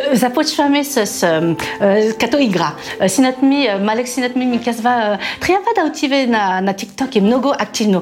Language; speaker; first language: Bulgarian; non-native, learner; French